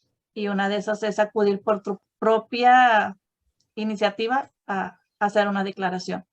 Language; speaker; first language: Spanish; native; Spanish